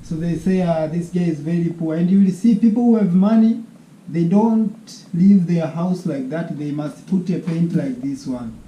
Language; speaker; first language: English; non-native, local second language; Swahili